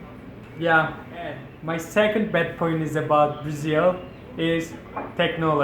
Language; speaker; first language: English; non-native, fluent; Turkish